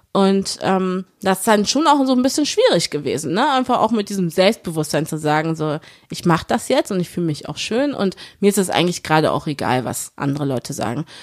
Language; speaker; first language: German; early bilingual, other home language; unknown